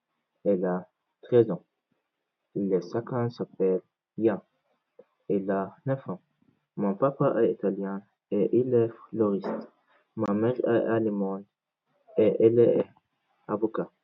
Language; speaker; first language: French; non-native, learner; Arabic